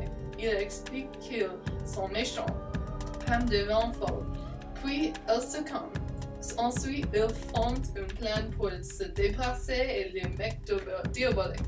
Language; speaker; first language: French; non-native, learner; English